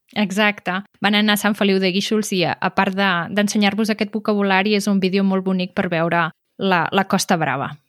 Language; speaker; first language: Catalan; native; Catalan